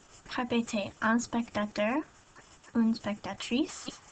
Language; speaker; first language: French; non-native, fluent; English